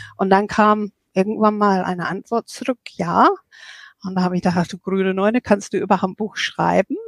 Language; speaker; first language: German; non-native, fluent; English